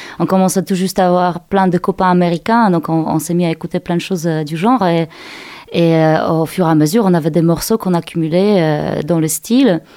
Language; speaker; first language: French; non-native, fluent; Polish